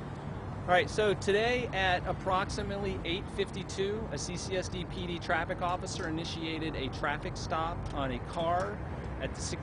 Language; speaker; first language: English; native; English